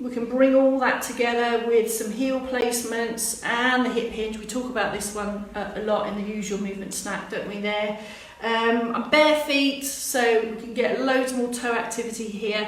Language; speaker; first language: English; native; English